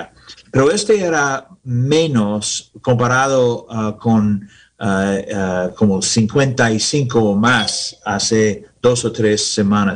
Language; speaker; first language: Spanish; non-native, learner; English